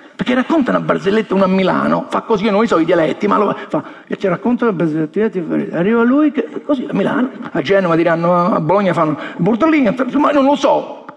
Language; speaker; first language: Italian; native; Italian